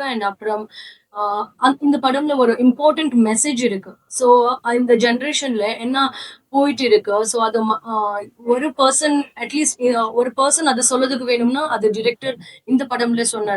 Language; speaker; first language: Tamil; non-native, learner; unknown